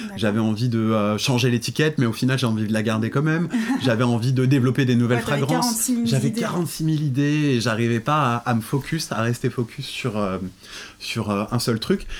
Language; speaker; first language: French; native; French